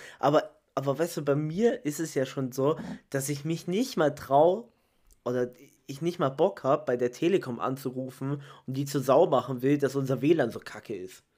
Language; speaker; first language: German; early bilingual, other home language; Italian